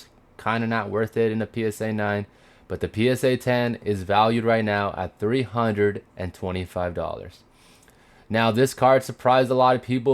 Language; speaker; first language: English; native; English